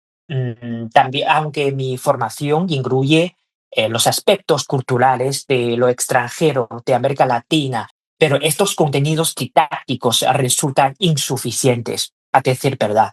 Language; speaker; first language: Spanish; non-native, fluent; Chinese